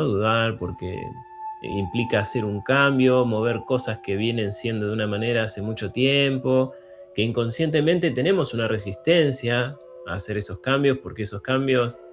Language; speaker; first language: Spanish; native; Spanish